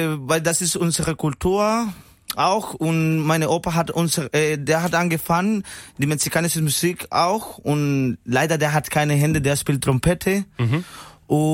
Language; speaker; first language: German; non-native, learner; Spanish